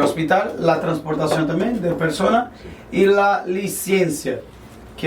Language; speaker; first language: Spanish; non-native, fluent; Portuguese